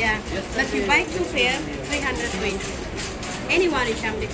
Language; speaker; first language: English; non-native, learner; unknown